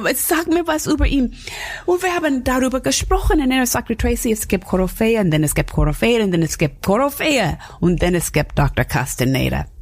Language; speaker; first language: German; non-native, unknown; English